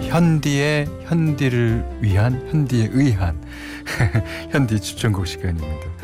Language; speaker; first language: Korean; native; Korean